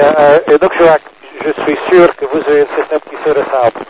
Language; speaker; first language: French; non-native, learner; English